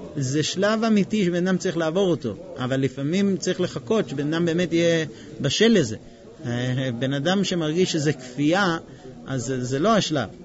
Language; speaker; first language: Hebrew; non-native, fluent; English